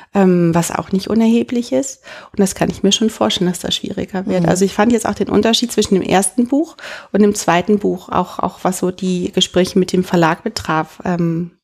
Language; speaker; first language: German; native; German